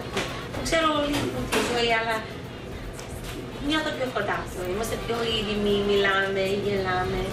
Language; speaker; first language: Greek; early bilingual, heritage; Greek